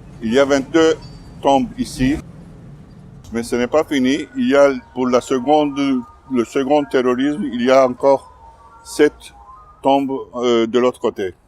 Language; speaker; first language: French; non-native, fluent; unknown